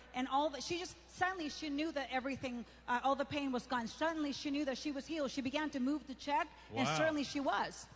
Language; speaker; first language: English; native; English